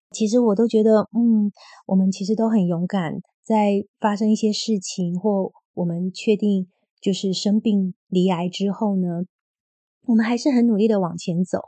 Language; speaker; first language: Chinese; native; Chinese